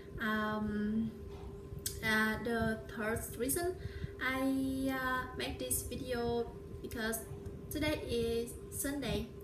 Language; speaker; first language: English; non-native, learner; Vietnamese